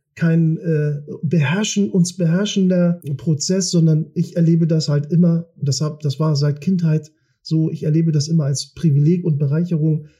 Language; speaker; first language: German; early bilingual, other home language; Turkish